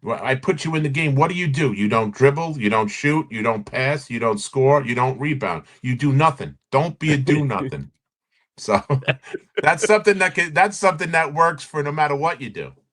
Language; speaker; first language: English; native; English